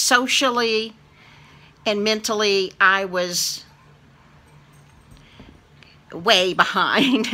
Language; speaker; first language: English; native; English